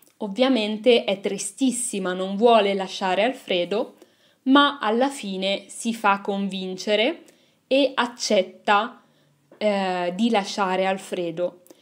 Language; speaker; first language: Italian; native; Italian